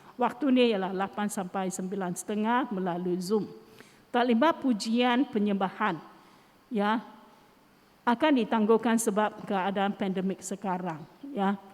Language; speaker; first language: Malay; non-native, local second language; Chinese